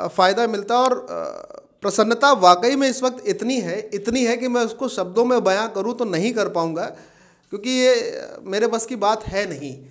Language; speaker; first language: Hindi; native; Hindi